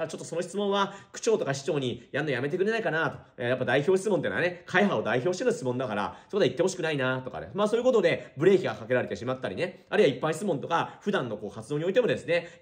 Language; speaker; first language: Japanese; native; Japanese